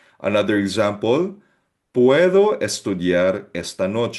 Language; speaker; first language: Spanish; non-native, fluent; Filipino